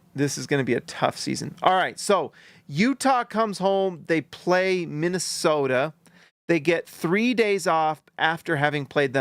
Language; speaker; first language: English; native; English